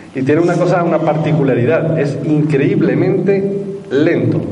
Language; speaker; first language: Spanish; native; Spanish